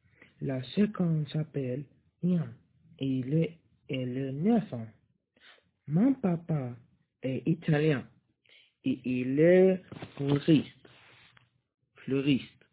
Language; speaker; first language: French; non-native, learner; Arabic